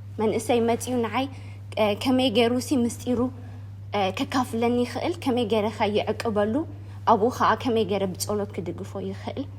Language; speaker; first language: Tigrinya; early bilingual, heritage; Tigrinya